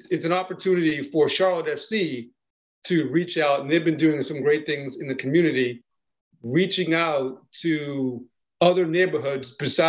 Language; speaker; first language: English; native; English